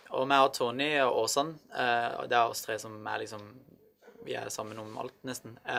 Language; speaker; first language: Norwegian; early bilingual, other home language; Arabic